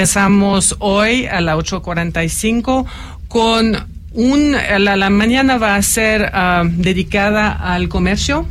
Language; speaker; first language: Spanish; non-native, fluent; French